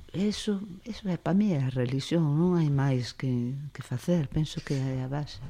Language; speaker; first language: Galician; non-native, local second language; Spanish